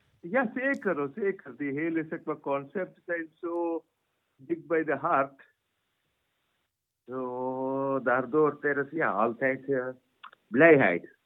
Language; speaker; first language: Dutch; non-native, fluent; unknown